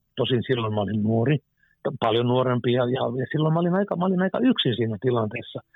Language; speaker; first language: Finnish; native; Finnish